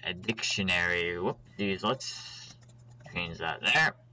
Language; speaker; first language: English; native; English